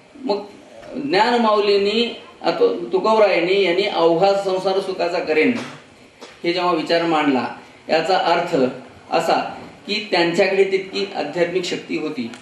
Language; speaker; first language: Marathi; non-native, local second language; Kannada